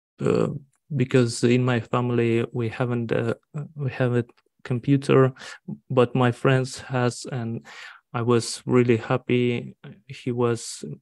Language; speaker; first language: English; non-native, learner; Russian